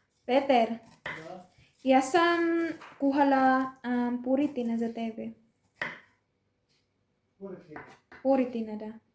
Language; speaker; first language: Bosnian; non-native, learner; Filipino